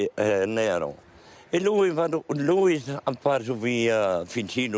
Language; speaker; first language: Italian; non-native, learner; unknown